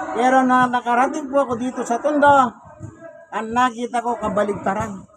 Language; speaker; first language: Filipino; non-native, local second language; Pampanga